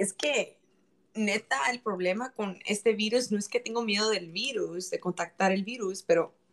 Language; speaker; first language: Spanish; early bilingual, other home language; English